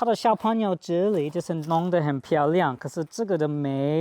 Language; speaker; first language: Chinese; non-native, fluent; English